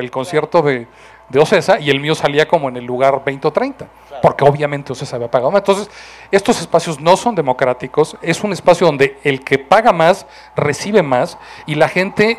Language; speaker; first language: Spanish; native; Spanish